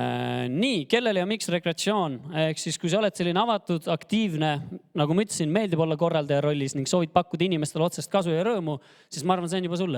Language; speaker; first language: Estonian; native; Estonian